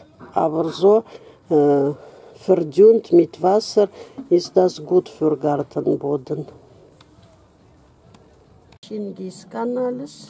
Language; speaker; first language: German; non-native, fluent; Russian